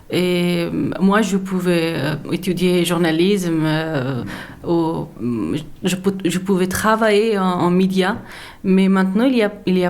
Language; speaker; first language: French; non-native, learner; Persian